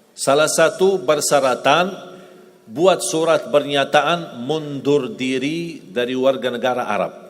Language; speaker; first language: Indonesian; non-native, fluent; Arabic